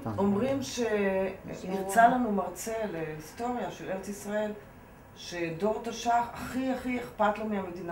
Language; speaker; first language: Hebrew; native; Hebrew